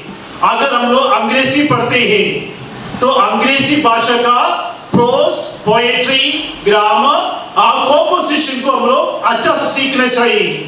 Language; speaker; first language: Hindi; non-native, local second language; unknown